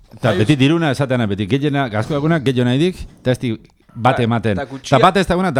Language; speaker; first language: Basque; native; Basque